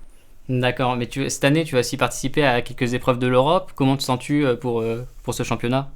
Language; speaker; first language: French; native; French